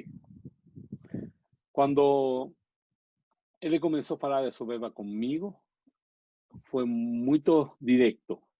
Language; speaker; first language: Portuguese; non-native, learner; Spanish